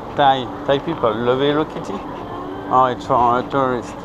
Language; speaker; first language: English; non-native, fluent; French